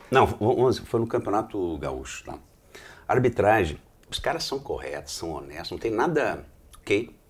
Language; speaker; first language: Portuguese; native; Portuguese